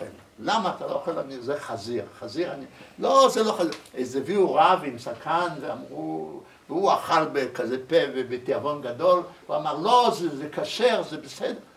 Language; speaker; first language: Hebrew; early bilingual, other home language; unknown